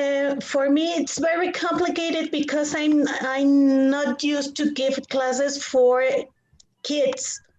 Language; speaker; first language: English; non-native, fluent; Spanish